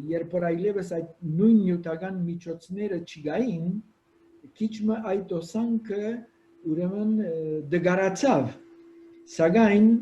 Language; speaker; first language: Armenian; early bilingual, heritage; Armenian